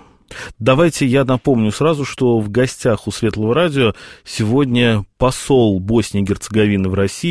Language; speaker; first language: Russian; native; Russian